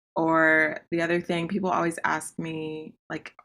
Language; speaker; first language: English; native; English